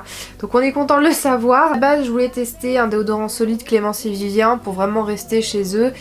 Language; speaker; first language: French; native; French